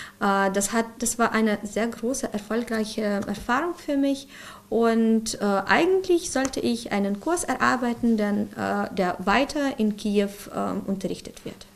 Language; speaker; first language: German; non-native, fluent; Ukrainian